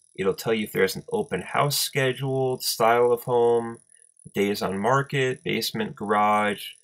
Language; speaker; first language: English; native; English